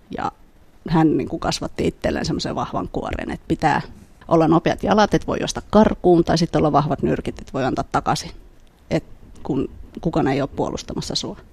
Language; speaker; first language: Finnish; early bilingual, other home language; Khmer